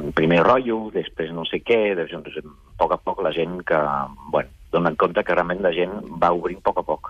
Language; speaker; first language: Catalan; non-native, fluent; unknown